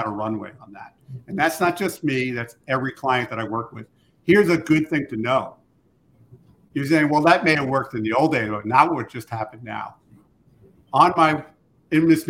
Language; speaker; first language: English; native; English